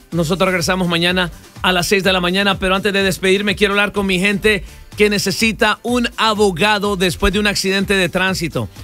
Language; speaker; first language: Spanish; early bilingual, heritage; Spanish